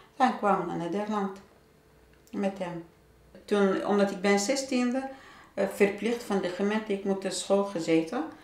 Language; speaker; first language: Dutch; non-native, learner; Turkish